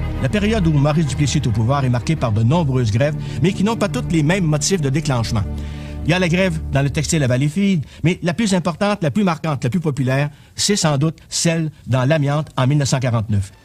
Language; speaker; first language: French; native; French